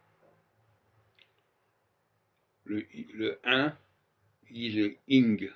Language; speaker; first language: French; native; French